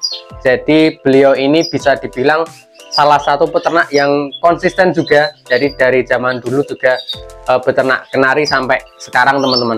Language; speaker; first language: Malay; non-native, local second language; Javanese